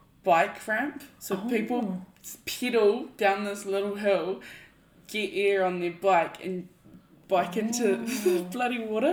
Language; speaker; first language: English; native; English